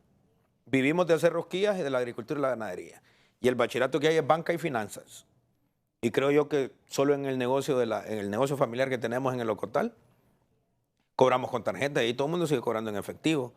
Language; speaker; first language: Spanish; native; Spanish